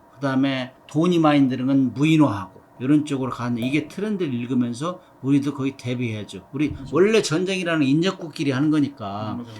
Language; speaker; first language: Korean; native; Korean